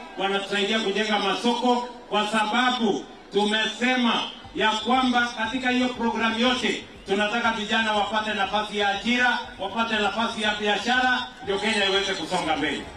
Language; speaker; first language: Swahili; non-native, local second language; Kalenjin